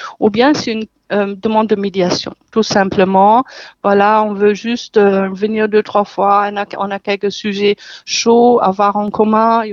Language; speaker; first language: French; non-native, fluent; German